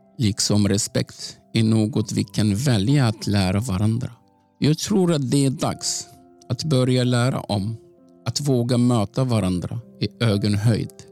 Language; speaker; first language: Swedish; non-native, fluent; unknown